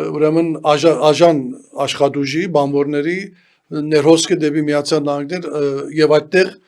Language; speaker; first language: Armenian; early bilingual, heritage; Armenian